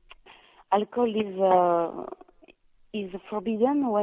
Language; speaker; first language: English; non-native, learner; French